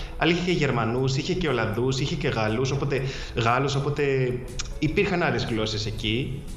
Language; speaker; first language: Greek; early bilingual, heritage; English